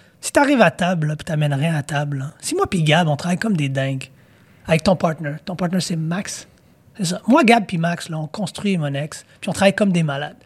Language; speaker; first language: French; native; French